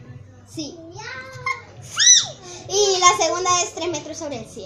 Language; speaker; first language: Spanish; native; Spanish